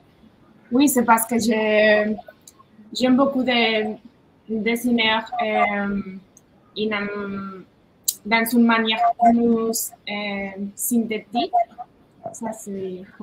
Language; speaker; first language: French; non-native, learner; Spanish